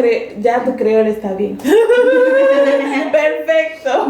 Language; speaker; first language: Spanish; non-native, fluent; Haitian Creole